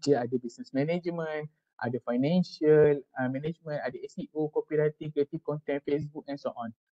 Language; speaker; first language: English; non-native, local second language; Malay